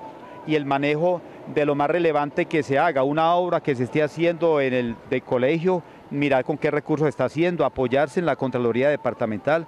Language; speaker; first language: Spanish; native; Spanish